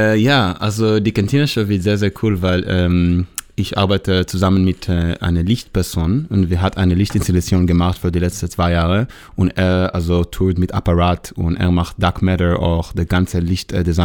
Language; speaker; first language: German; non-native, learner; Hebrew